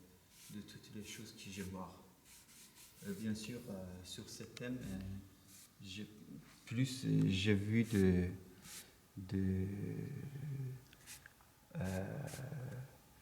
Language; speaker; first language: French; non-native, learner; Persian